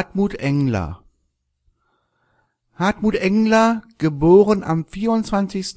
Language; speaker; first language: German; native; German